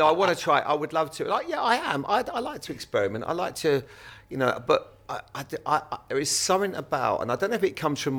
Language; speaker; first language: English; native; English